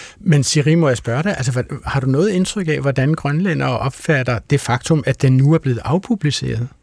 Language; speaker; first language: Danish; native; Danish